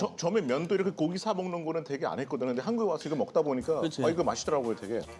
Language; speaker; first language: Korean; non-native, fluent; Hindi